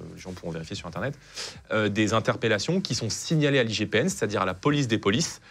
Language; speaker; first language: French; native; French